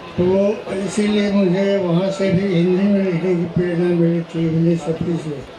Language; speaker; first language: Hindi; non-native, local second language; Maithili